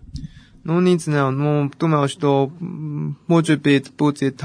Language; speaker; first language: Russian; non-native, fluent; Chinese